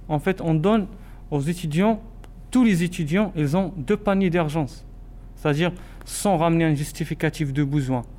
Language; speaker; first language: French; non-native, local second language; Arabic